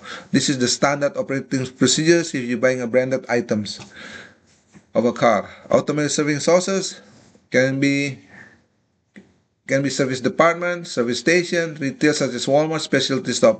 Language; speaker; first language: English; non-native, fluent; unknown